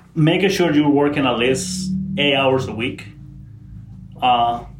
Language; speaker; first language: English; non-native, fluent; Spanish